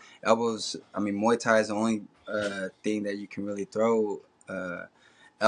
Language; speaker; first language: English; native; English